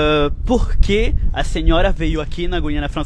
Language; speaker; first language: Portuguese; non-native, fluent; French